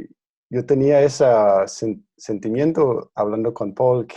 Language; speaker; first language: Spanish; non-native, fluent; Danish